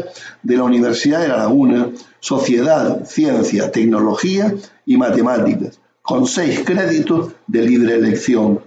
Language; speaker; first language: Spanish; native; Spanish